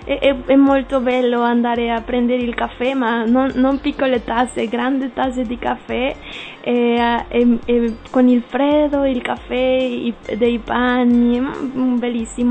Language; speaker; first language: Italian; non-native, learner; Spanish